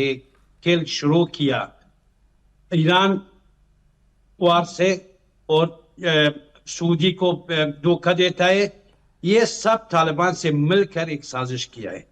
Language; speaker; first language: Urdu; non-native, fluent; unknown